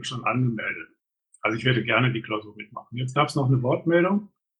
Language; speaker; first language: German; native; German